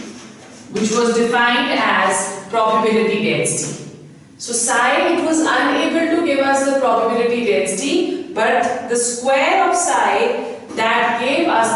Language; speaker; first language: English; non-native, local second language; Hindi